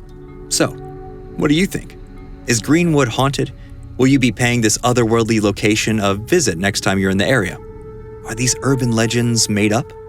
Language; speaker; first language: English; native; English